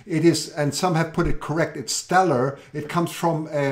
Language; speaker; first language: English; native; English